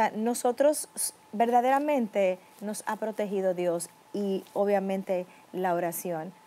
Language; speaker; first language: Spanish; native; Spanish